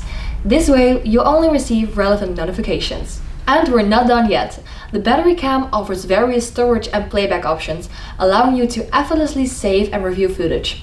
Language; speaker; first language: English; non-native, fluent; Dutch